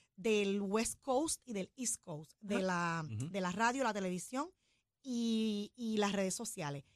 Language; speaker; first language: Spanish; native; Spanish